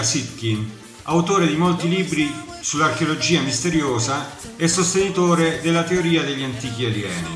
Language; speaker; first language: Italian; native; Italian